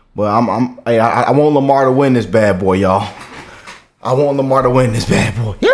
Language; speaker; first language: English; native; English